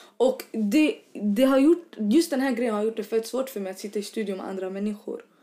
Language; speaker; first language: Swedish; early bilingual, other home language; Arabic